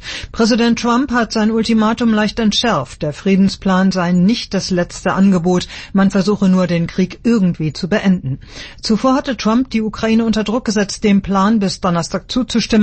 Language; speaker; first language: German; native; German